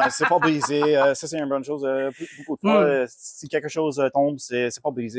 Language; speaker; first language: French; non-native, local second language; English